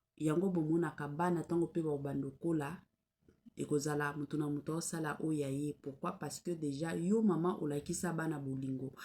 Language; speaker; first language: Lingala; non-native, local second language; Swahili